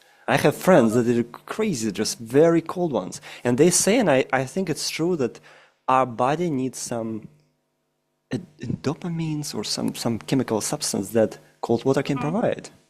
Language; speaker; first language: English; non-native, fluent; Russian